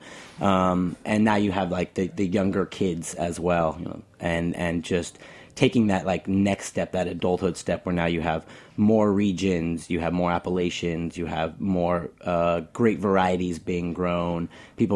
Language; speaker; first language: English; native; English